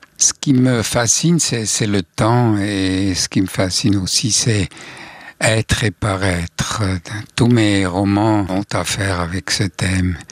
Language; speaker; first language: French; non-native, fluent; German